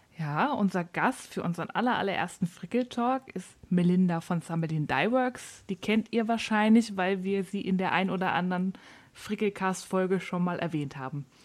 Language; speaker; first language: German; native; German